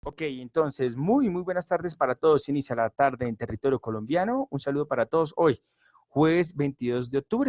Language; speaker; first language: Spanish; native; Spanish